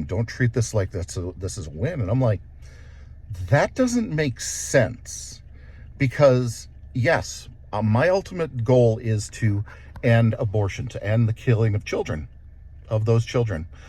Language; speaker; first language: English; native; English